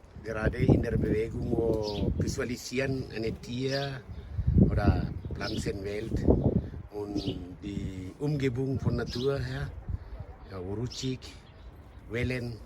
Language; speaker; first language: German; non-native, learner; Indonesian